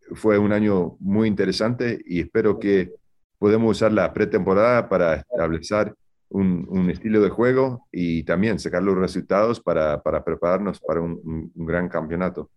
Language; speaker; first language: Spanish; early bilingual, heritage; Spanish